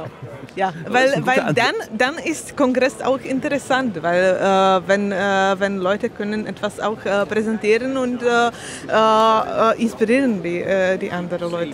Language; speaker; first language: German; non-native, learner; Slovak